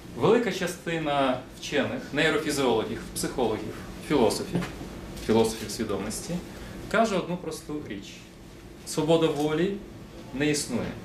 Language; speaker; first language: Ukrainian; non-native, local second language; Russian